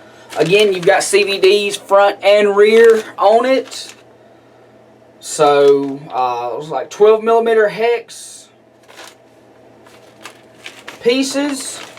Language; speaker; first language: English; native; English